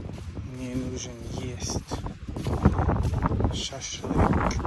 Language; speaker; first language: Russian; non-native, learner; English